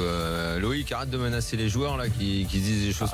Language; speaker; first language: French; native; French